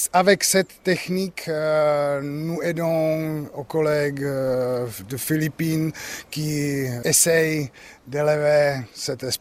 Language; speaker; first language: French; non-native, learner; Czech